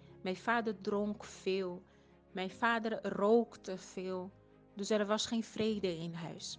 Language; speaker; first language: Dutch; non-native, fluent; Portuguese